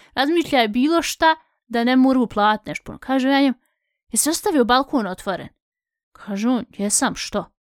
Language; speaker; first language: Bosnian; early bilingual, heritage; Bosnian